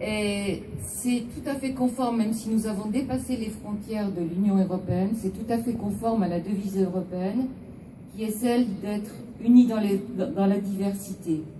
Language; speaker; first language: French; native; French